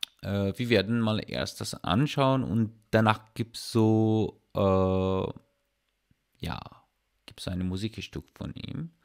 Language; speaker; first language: German; non-native, learner; Persian